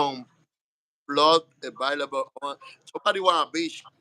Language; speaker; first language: English; non-native, learner; Spanish